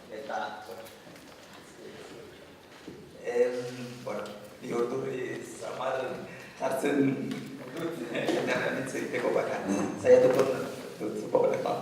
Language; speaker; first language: Basque; non-native, learner; Arabic